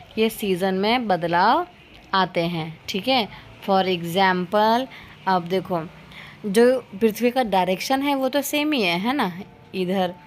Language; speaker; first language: Hindi; native; Hindi